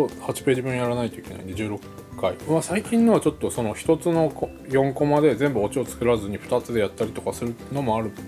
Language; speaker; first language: Japanese; native; Japanese